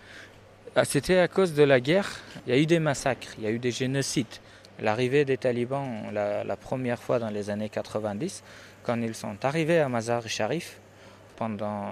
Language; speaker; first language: French; non-native, fluent; Persian